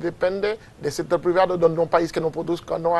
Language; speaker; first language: Spanish; non-native, fluent; Haitian Creole